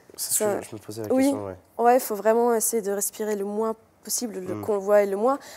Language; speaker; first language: French; native; French